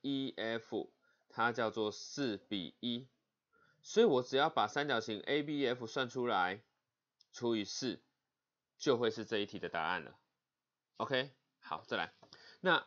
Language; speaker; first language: Chinese; native; Chinese